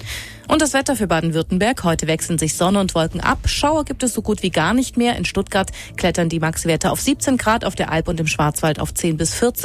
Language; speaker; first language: German; native; German